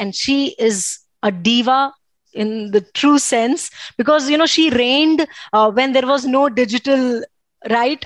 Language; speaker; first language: English; non-native, local second language; Gujarati